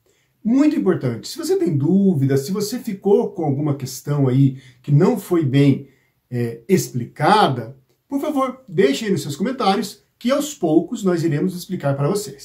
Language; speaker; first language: Portuguese; native; Portuguese